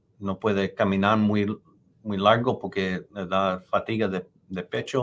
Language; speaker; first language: Spanish; non-native, fluent; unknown